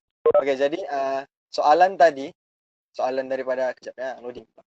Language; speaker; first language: Malay; native; Malay